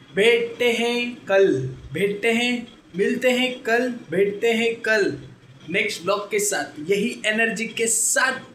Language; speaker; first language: Hindi; non-native, local second language; Marathi